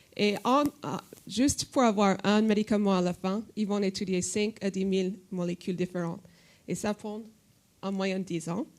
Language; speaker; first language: French; non-native, fluent; English